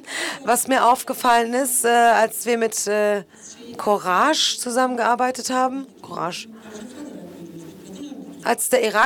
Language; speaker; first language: German; non-native, fluent; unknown